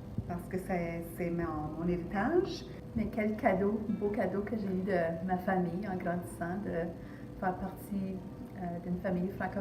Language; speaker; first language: French; native; French